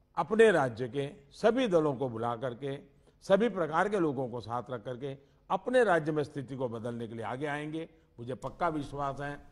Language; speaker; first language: Hindi; non-native, local second language; Gujarati